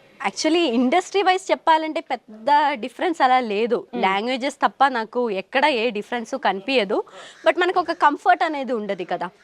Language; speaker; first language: Telugu; non-native, fluent; Malayalam